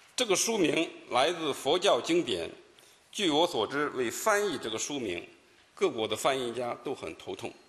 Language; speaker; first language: Chinese; native; Chinese